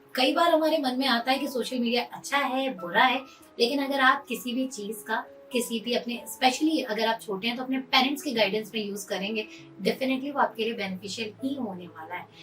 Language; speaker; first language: Hindi; native; Hindi